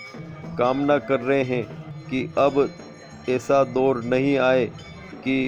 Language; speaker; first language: Hindi; native; Hindi